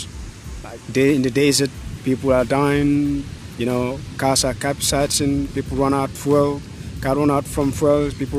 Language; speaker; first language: English; non-native, local second language; Wolof